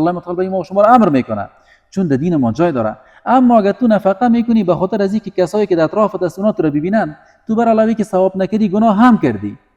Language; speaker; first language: Persian; native; Persian